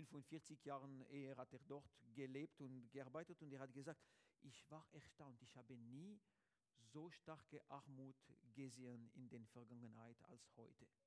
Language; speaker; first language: German; non-native, learner; French